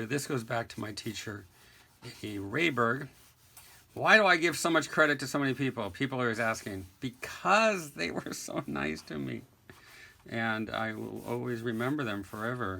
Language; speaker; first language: English; native; English